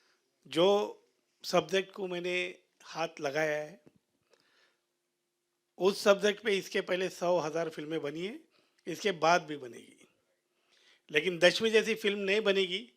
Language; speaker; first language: Hindi; native; Hindi